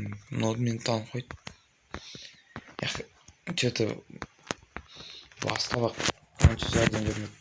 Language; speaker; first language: Kazakh; native; Kazakh